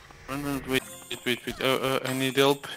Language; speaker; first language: English; non-native, learner; Turkish